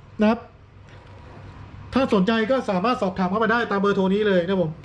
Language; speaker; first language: Thai; native; Thai